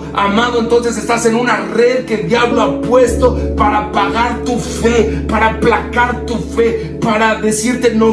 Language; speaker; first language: Spanish; native; Spanish